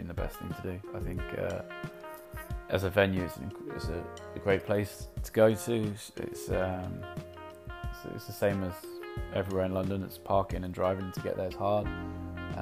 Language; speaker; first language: English; native; English